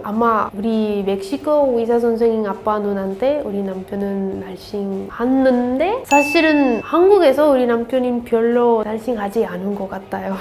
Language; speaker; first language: Korean; non-native, learner; Spanish